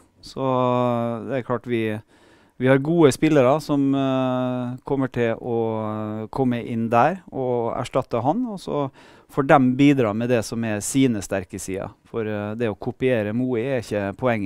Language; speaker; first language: Norwegian; native; Norwegian